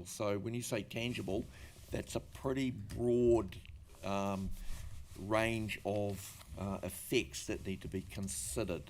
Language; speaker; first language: English; native; English